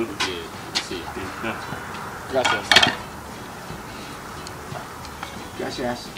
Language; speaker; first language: Spanish; non-native, learner; English